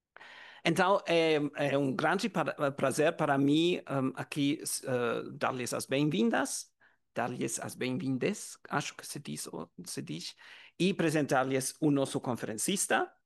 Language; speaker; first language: Portuguese; non-native, learner; German